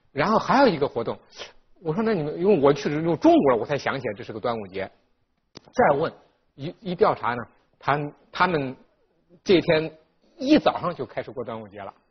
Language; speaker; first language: Chinese; native; Chinese